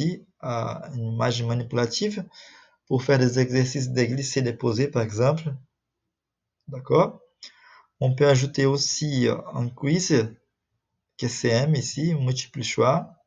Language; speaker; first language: French; non-native, fluent; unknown